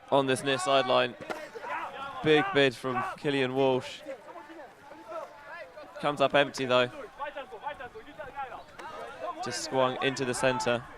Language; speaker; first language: English; native; English